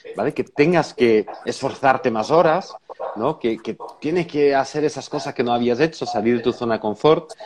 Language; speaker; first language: Spanish; non-native, fluent; Dutch